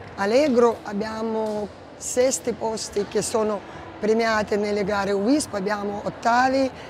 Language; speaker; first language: Italian; non-native, fluent; Ukrainian